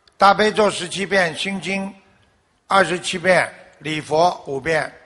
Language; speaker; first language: Chinese; native; Chinese